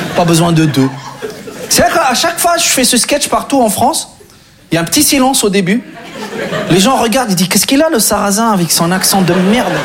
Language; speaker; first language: French; non-native, local second language; Arabic